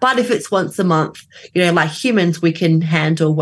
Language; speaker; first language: English; native; English